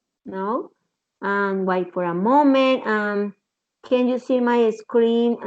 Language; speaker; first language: English; non-native, learner; Spanish